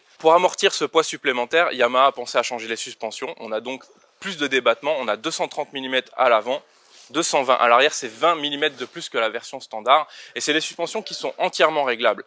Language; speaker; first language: French; native; French